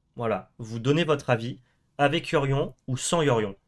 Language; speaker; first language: French; native; French